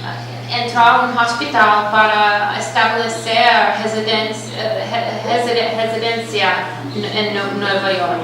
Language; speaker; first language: Portuguese; non-native, fluent; English